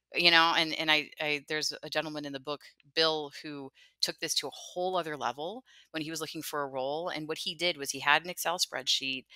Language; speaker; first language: English; native; English